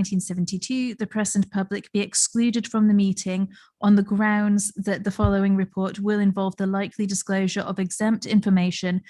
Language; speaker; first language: English; native; English